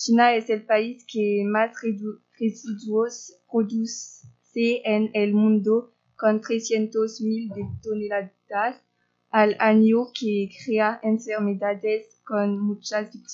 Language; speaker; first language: Spanish; non-native, learner; French